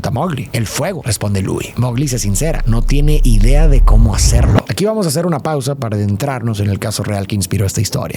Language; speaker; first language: Spanish; native; Spanish